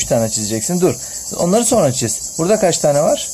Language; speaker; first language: Turkish; native; Turkish